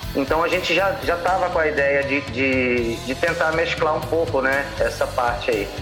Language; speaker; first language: Portuguese; native; Portuguese